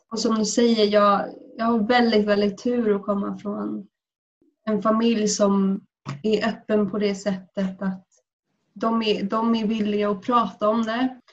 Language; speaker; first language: Swedish; early bilingual, other home language; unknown